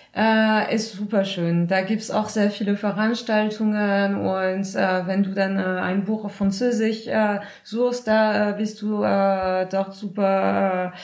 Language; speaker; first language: German; non-native, fluent; French